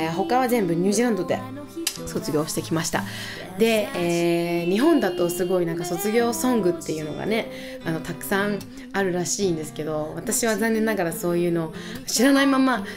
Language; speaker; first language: Japanese; early bilingual, heritage; Japanese